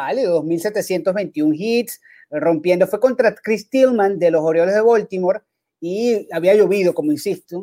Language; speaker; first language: Spanish; native; Spanish